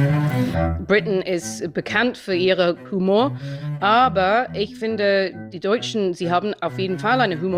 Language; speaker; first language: German; non-native, fluent; English